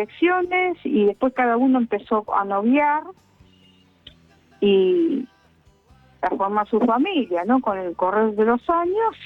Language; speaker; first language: Spanish; native; Spanish